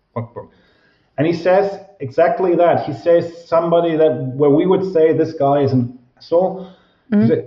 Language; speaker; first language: English; non-native, fluent; German